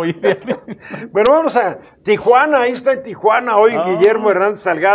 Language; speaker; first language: Spanish; native; Spanish